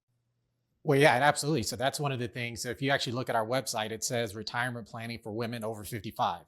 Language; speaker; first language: English; native; English